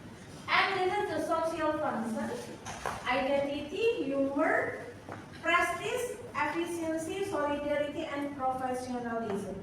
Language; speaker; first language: English; non-native, fluent; Indonesian